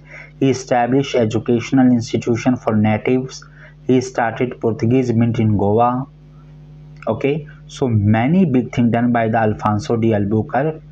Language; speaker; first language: English; non-native, local second language; Hindi